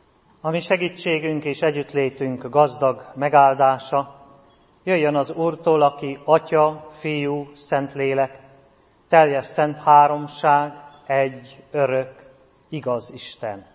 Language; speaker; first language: Hungarian; native; Hungarian